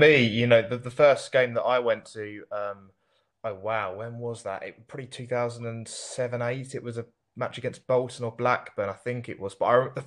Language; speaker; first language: English; native; English